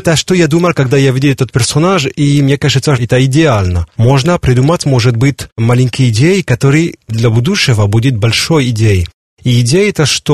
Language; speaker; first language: Russian; non-native, learner; French